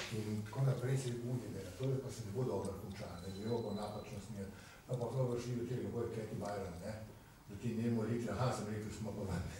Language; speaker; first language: Slovenian; native; Slovenian